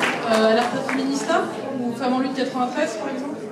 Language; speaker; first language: French; native; French